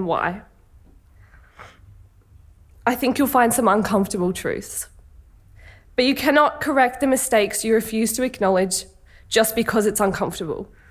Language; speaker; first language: English; native; English